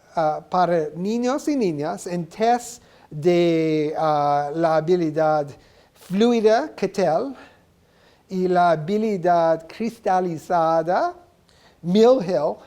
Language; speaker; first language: Spanish; non-native, learner; English